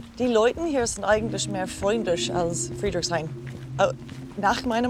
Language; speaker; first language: German; non-native, learner; English